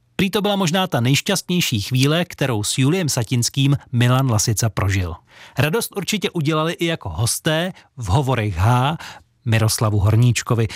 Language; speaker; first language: Czech; native; Czech